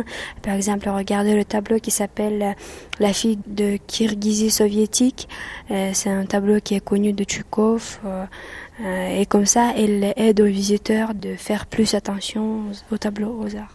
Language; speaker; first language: French; non-native, fluent; Russian